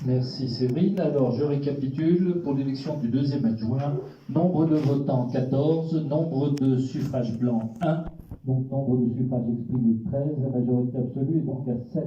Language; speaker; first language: French; native; French